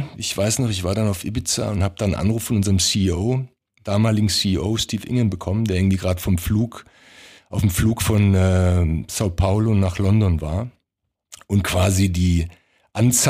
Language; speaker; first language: German; early bilingual, other home language; Croatian